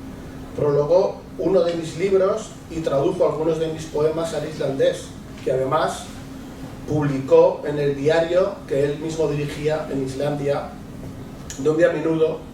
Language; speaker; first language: Spanish; native; Spanish